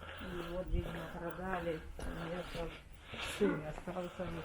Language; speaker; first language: Russian; non-native, local second language; Romanian